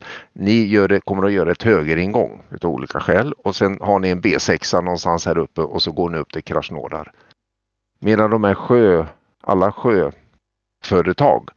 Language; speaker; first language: Swedish; native; Swedish